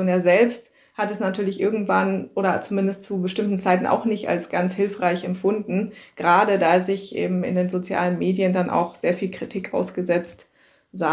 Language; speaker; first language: German; native; German